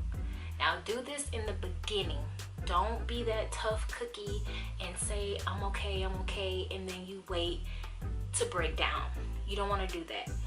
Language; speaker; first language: English; native; English